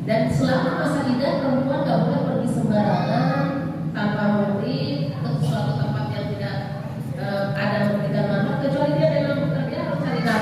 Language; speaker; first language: Indonesian; native; Indonesian